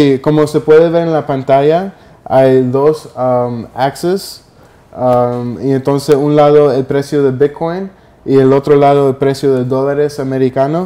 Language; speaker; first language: Spanish; early bilingual, heritage; Spanish